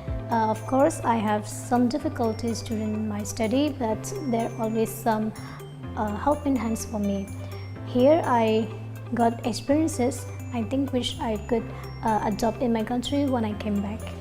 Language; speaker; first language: English; non-native, fluent; Burmese